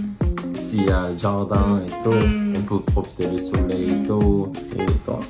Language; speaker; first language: French; non-native, learner; Korean